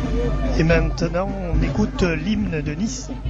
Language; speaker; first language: French; native; French